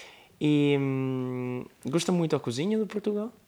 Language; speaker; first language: Portuguese; non-native, learner; Italian